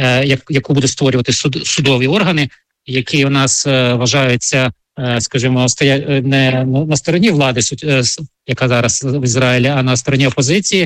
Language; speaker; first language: Ukrainian; native; Ukrainian